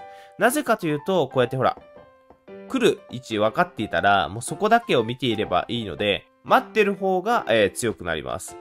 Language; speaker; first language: Japanese; native; Japanese